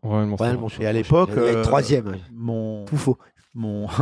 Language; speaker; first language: French; native; French